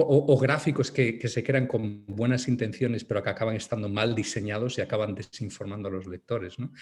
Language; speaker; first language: Spanish; native; Spanish